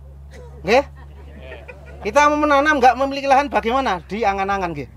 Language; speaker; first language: Indonesian; non-native, local second language; Javanese